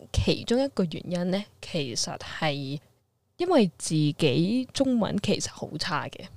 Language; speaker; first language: Cantonese; early bilingual, heritage; Cantonese